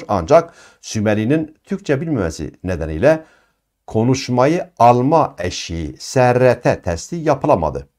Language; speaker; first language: Turkish; non-native, local second language; Kurdish